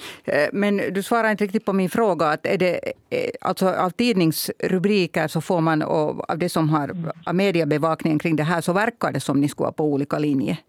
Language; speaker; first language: Swedish; native; Swedish